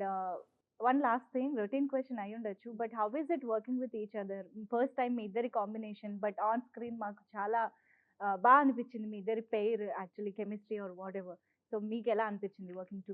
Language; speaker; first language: Telugu; native; Telugu